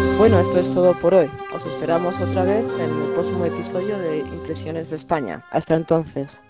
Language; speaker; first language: Spanish; native; Spanish